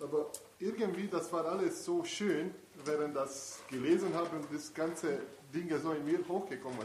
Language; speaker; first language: German; non-native, fluent; Italian